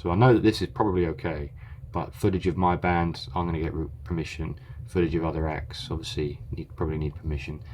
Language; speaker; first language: English; native; English